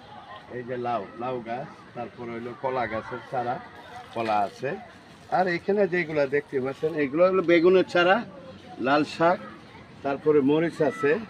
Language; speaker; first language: Bangla; native; Bangla